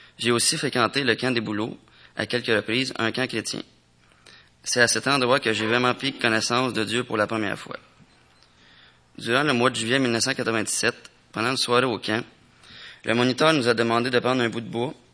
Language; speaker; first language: French; native; French